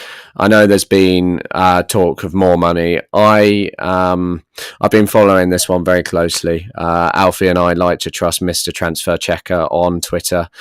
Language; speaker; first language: English; native; English